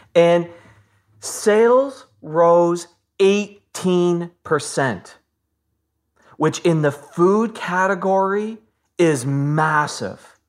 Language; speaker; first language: English; native; English